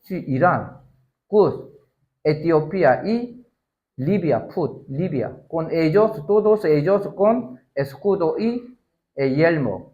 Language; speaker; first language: Spanish; non-native, learner; Korean